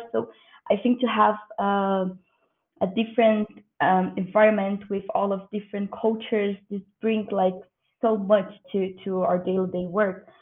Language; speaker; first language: English; non-native, fluent; Portuguese